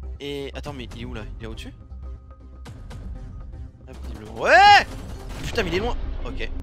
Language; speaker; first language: French; native; French